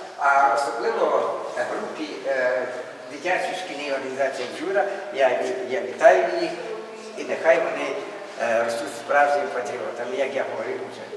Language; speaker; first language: Ukrainian; native; Ukrainian